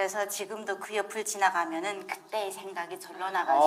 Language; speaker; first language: Korean; native; Korean